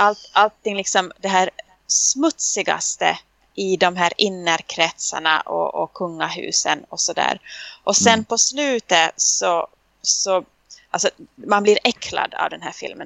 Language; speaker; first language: Swedish; native; Swedish